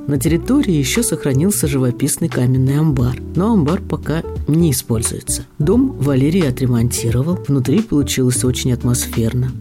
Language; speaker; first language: Russian; native; Russian